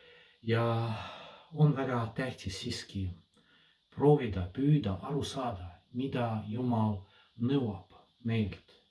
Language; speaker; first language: Estonian; non-native, fluent; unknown